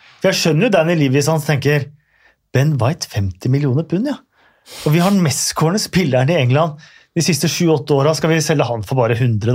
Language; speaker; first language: Norwegian; native; Norwegian